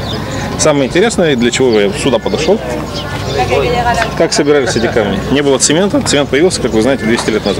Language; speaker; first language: Russian; native; Russian